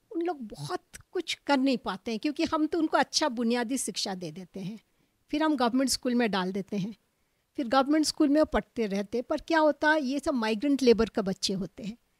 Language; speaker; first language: Hindi; non-native, local second language; Bangla